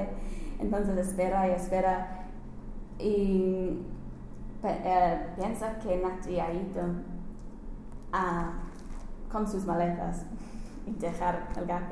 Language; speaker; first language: Spanish; non-native, learner; English